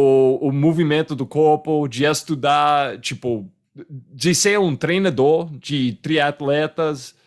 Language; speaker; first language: Portuguese; non-native, fluent; English